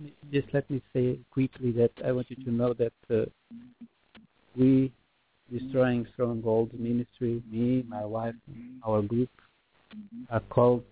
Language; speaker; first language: English; non-native, fluent; Portuguese